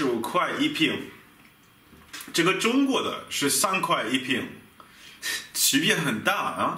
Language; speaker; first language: Chinese; non-native, fluent; German